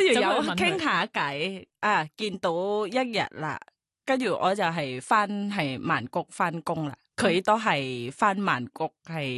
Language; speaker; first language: Cantonese; non-native, learner; Thai